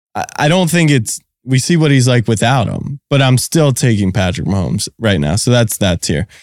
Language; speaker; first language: English; native; English